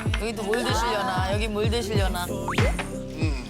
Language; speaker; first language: Korean; native; Korean